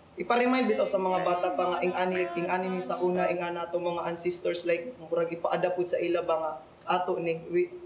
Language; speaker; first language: English; non-native, local second language; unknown